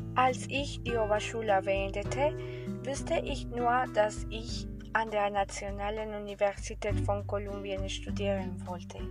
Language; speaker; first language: German; non-native, fluent; Spanish